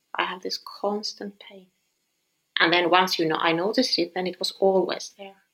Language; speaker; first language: English; non-native, fluent; Finnish